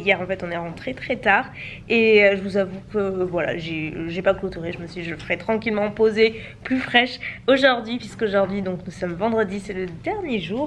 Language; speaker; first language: French; native; French